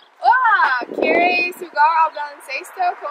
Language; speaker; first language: Spanish; non-native, learner; English